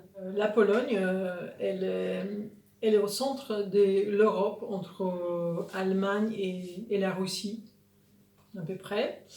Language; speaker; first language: French; non-native, fluent; Polish